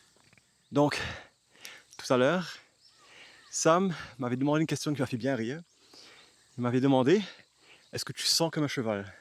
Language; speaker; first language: French; non-native, fluent; English